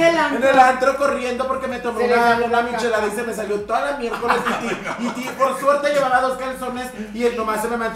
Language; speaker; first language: Spanish; native; Spanish